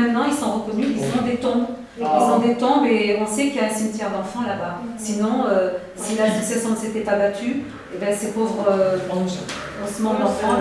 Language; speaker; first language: French; native; French